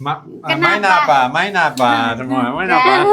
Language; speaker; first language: Indonesian; non-native, learner; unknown